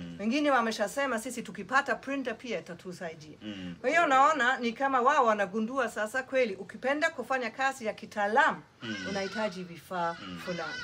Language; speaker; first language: Swahili; non-native, fluent; German